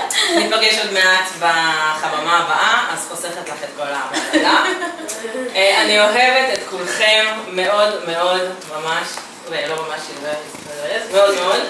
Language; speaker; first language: Hebrew; native; Hebrew